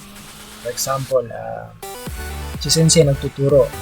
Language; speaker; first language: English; non-native, local second language; Filipino